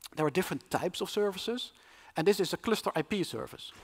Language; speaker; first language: English; non-native, fluent; Dutch